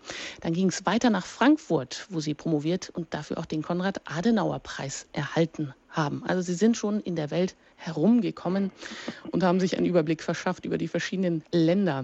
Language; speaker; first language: German; native; German